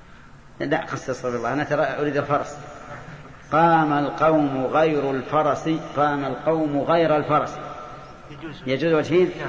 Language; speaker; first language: Arabic; native; Arabic